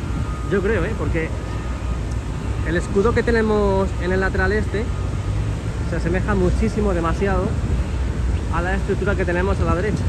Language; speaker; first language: Spanish; native; Spanish